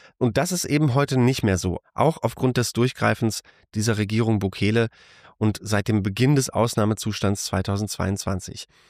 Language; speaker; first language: German; native; German